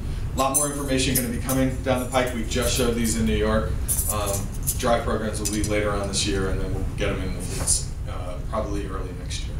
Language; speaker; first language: English; native; English